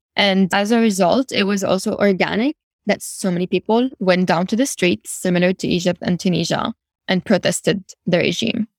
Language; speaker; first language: English; non-native, fluent; Arabic